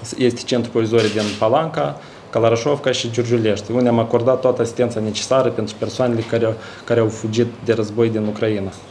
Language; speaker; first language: Romanian; native; Romanian